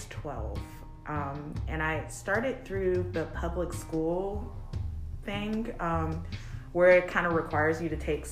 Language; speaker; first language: English; native; English